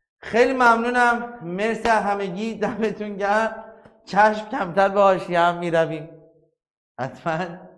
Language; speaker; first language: Persian; native; Persian